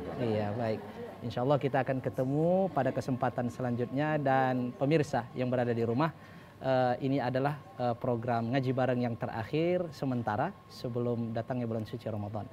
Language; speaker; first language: Indonesian; native; Indonesian